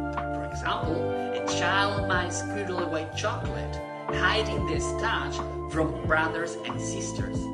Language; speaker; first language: English; non-native, fluent; Spanish